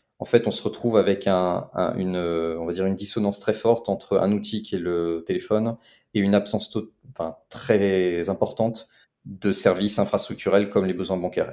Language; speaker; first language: French; native; French